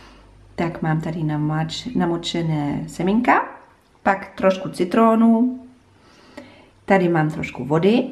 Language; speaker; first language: Czech; non-native, fluent; German